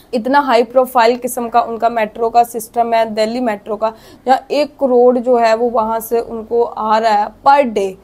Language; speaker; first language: Urdu; non-native, local second language; Punjabi